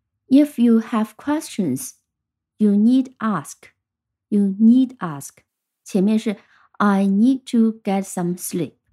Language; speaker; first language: English; non-native, fluent; Chinese